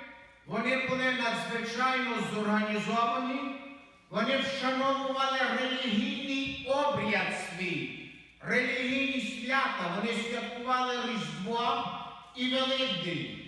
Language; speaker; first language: Ukrainian; native; Ukrainian